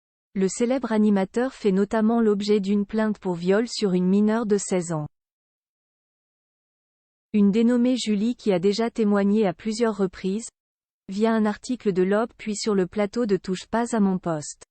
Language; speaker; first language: French; native; French